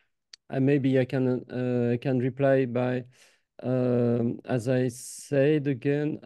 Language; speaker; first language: English; non-native, fluent; French